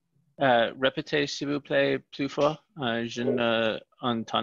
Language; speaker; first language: French; non-native, learner; English